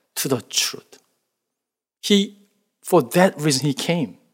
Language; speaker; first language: English; non-native, fluent; Korean